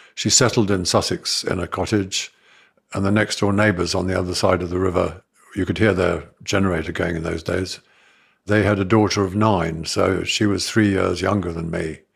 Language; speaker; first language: English; native; English